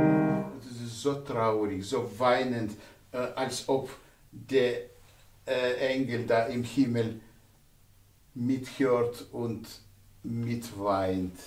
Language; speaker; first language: German; non-native, fluent; Russian